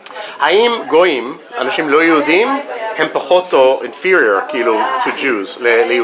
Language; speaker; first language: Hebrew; non-native, fluent; English